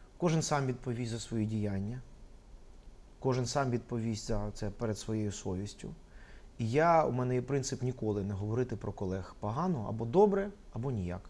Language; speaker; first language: Ukrainian; non-native, local second language; Russian